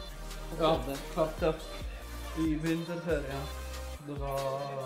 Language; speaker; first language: Norwegian; non-native, learner; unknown